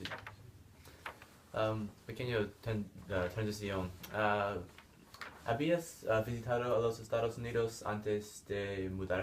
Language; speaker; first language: Spanish; non-native, learner; English